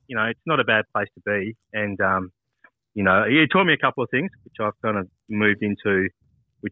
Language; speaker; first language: English; native; English